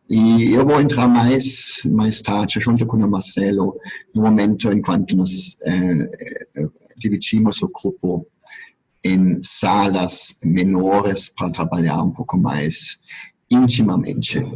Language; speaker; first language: Portuguese; non-native, fluent; German